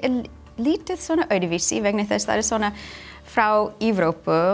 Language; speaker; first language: Icelandic; non-native, learner; English